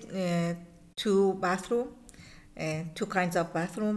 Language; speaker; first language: English; non-native, learner; Persian